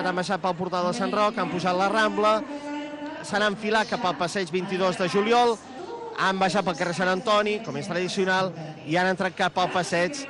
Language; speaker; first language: Catalan; native; Catalan